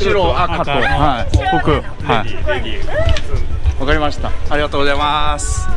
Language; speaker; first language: Japanese; non-native, learner; Korean